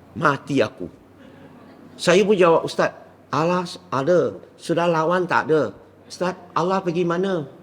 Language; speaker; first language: Malay; non-native, local second language; Min Nan Chinese